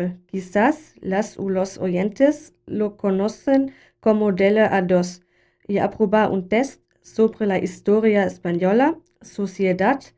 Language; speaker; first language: Spanish; non-native, learner; German